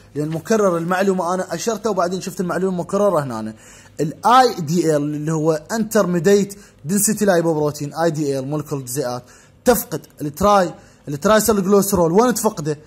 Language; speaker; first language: Arabic; native; Arabic